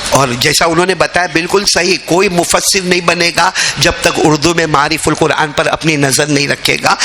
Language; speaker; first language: Urdu; native; Urdu